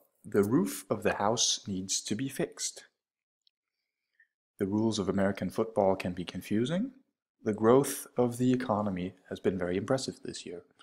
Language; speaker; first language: English; non-native, fluent; Danish